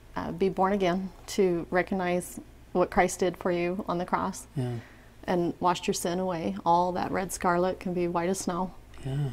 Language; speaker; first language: English; native; English